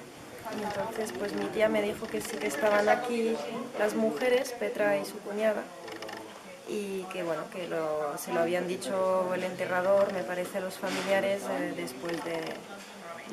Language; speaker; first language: Spanish; early bilingual, heritage; French